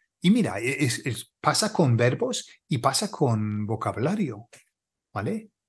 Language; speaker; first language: Spanish; non-native, fluent; English